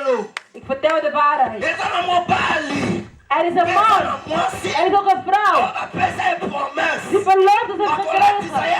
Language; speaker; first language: Dutch; non-native, fluent; Lingala